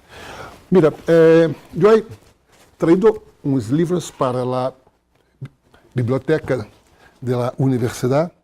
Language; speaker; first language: Spanish; non-native, fluent; Portuguese